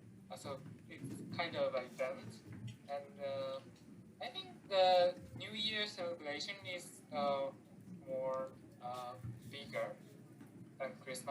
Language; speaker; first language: English; non-native, learner; Japanese